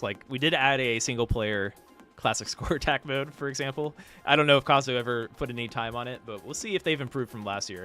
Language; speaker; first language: English; native; English